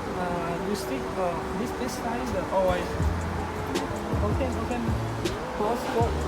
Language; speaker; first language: English; non-native, learner; Thai